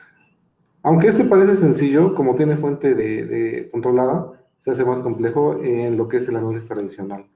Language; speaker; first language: Spanish; native; Spanish